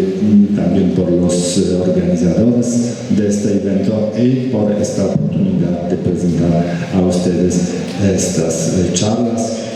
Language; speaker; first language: Spanish; non-native, fluent; Polish